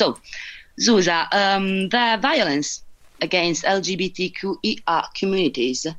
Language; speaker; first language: English; non-native, fluent; Italian